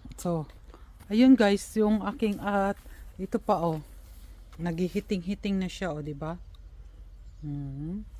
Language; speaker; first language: Filipino; native; Filipino